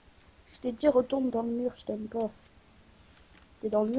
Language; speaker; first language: French; native; French